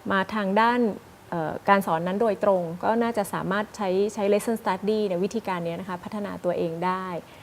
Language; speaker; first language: Thai; native; Thai